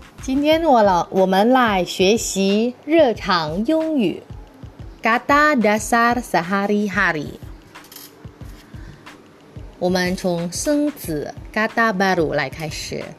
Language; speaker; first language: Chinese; early bilingual, heritage; Chinese